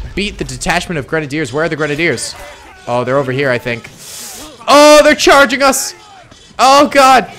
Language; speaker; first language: English; native; English